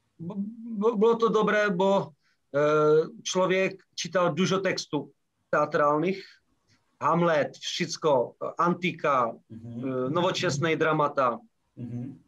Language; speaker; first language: Polish; non-native, learner; Czech